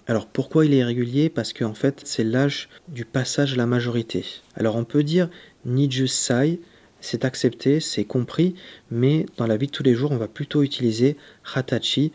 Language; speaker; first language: French; native; French